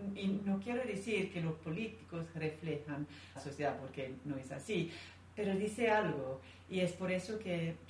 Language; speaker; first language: Spanish; non-native, fluent; English